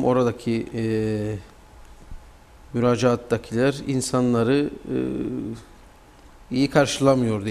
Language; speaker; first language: Turkish; native; Turkish